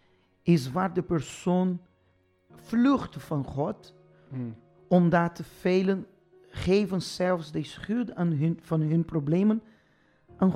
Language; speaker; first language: Dutch; non-native, fluent; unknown